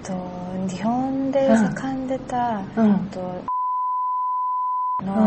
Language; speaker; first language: Japanese; non-native, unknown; Korean